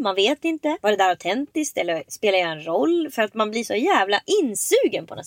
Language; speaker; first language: Swedish; native; Swedish